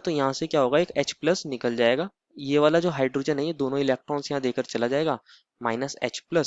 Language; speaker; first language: Hindi; native; Hindi